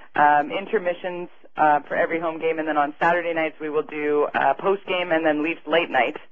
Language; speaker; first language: English; native; English